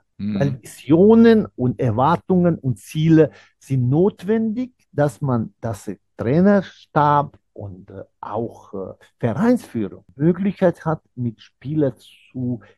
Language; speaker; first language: German; non-native, fluent; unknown